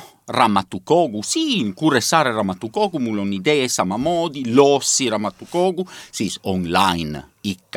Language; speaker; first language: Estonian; non-native, learner; Italian